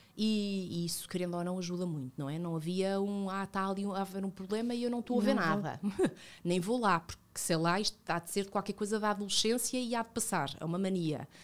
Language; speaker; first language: Portuguese; early bilingual, other home language; Spanish